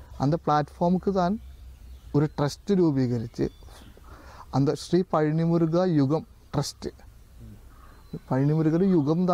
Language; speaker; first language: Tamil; non-native, learner; Malayalam